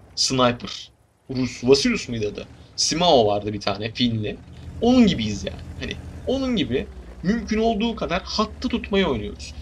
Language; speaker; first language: Turkish; native; Turkish